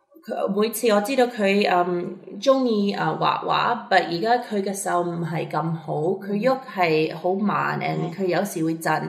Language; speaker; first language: Cantonese; early bilingual, heritage; Cantonese